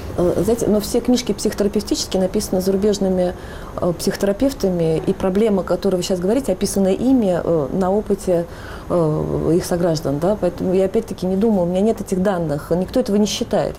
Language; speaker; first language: Russian; native; Russian